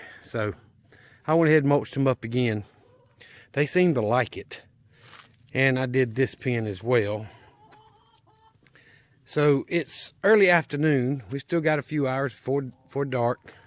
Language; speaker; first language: English; native; English